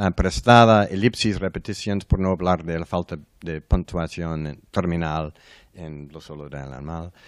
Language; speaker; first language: Spanish; non-native, learner; English